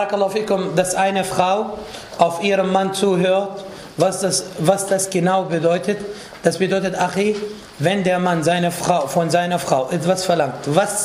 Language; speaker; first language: German; non-native, fluent; Arabic